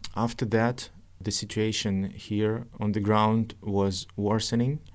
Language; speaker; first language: English; non-native, fluent; Russian